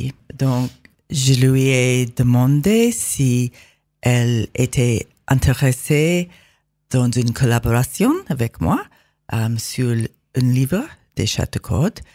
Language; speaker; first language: French; non-native, learner; English